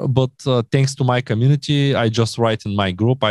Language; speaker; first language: English; non-native, learner; Bulgarian